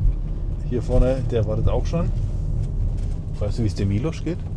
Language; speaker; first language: German; native; German